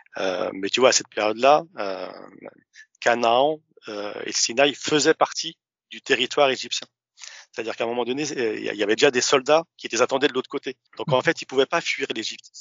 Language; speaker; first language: French; early bilingual, other home language; Arabic